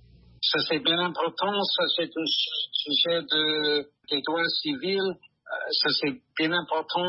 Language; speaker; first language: French; non-native, learner; English